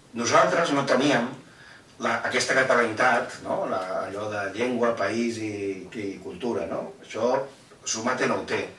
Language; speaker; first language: Catalan; non-native, local second language; Spanish